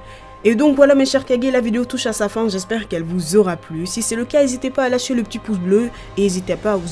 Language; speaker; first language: French; native; French